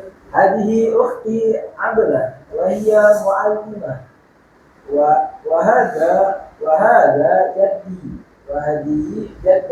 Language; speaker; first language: Arabic; non-native, learner; Indonesian